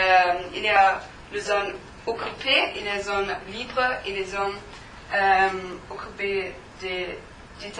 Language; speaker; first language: French; non-native, learner; German